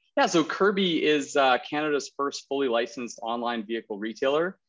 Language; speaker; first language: English; native; English